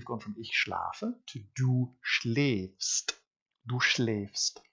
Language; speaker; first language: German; non-native, fluent; English